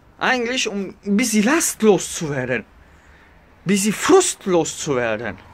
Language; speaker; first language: German; early bilingual, other home language; Italian